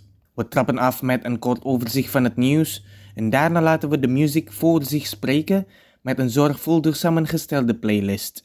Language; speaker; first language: Dutch; non-native, fluent; Indonesian